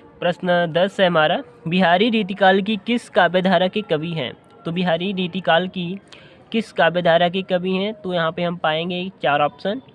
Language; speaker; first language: Hindi; native; Hindi